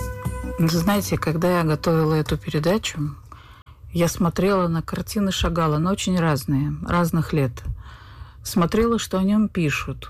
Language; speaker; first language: Russian; native; Russian